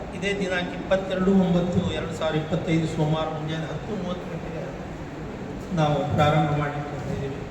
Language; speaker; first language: Kannada; native; Kannada